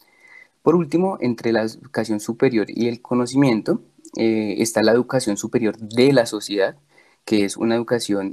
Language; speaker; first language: Spanish; native; Spanish